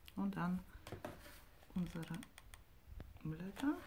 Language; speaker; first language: German; non-native, fluent; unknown